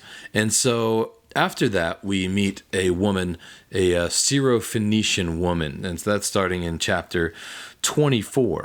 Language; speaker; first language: English; native; English